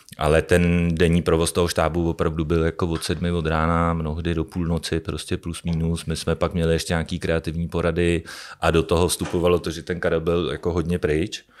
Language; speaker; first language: Czech; native; Czech